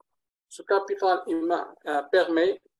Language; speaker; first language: French; non-native, learner; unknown